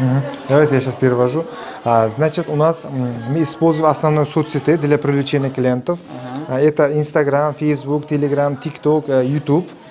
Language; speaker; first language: Russian; non-native, local second language; Uzbek